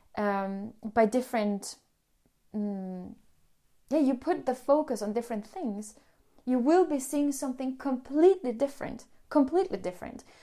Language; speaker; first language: English; non-native, fluent; Spanish